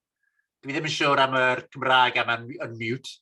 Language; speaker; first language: Welsh; non-native, fluent; English